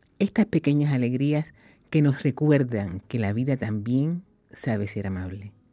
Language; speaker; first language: Spanish; native; Spanish